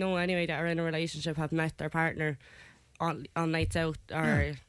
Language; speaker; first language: English; native; English